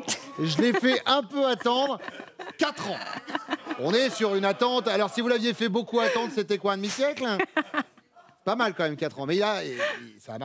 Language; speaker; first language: French; native; French